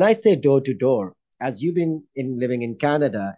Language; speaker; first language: English; non-native, local second language; Urdu